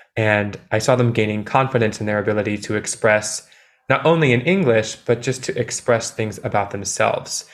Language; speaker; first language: English; native; English